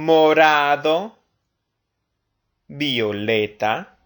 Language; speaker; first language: Spanish; non-native, fluent; English